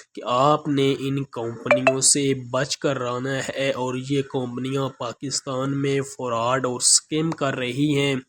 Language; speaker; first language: Urdu; non-native, local second language; Punjabi